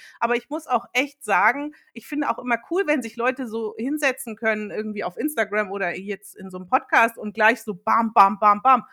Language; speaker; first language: German; early bilingual, other home language; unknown